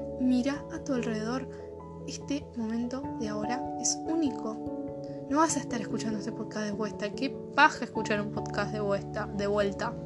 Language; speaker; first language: Spanish; native; Spanish